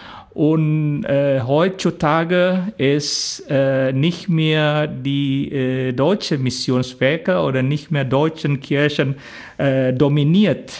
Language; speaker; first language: German; non-native, fluent; Indonesian